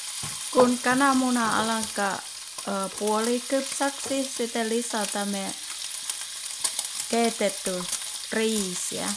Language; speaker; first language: Finnish; non-native, learner; Thai